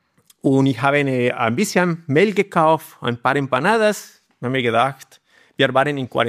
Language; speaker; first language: German; non-native, learner; Spanish